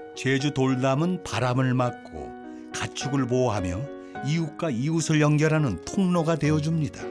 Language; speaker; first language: Korean; native; Korean